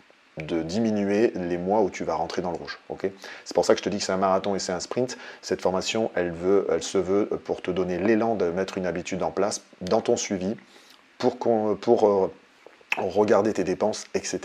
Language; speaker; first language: French; native; French